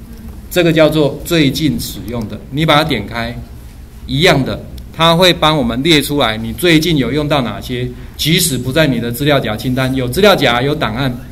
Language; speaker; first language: Chinese; native; Chinese